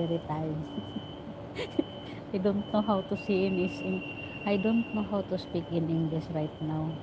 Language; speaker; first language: English; non-native, learner; Filipino